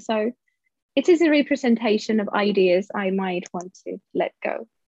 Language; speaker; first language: English; non-native, fluent; Finnish